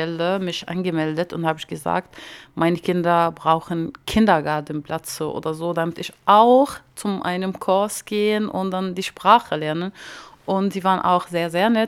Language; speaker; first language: German; non-native, learner; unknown